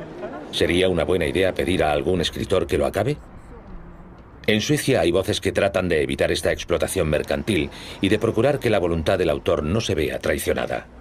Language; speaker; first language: Spanish; native; Spanish